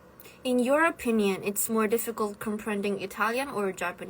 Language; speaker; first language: English; non-native, fluent; Italian